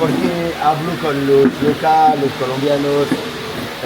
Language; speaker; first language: Spanish; non-native, learner; French